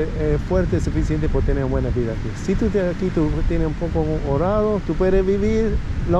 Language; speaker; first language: Spanish; non-native, learner; English